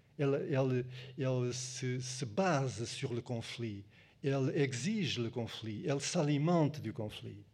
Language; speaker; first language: French; non-native, fluent; Portuguese